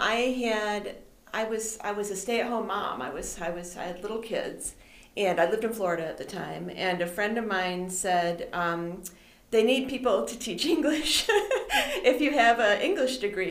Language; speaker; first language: English; native; English